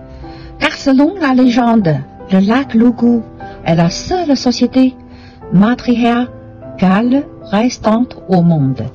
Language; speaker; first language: French; non-native, fluent; Chinese